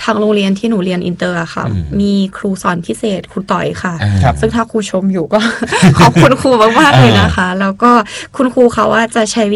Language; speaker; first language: Thai; non-native, local second language; Russian